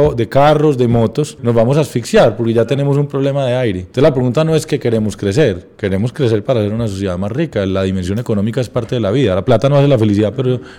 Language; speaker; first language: Spanish; native; Spanish